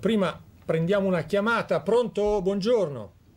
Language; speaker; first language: Italian; native; Italian